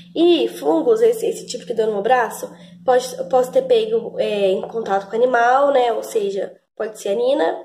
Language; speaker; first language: Portuguese; native; Portuguese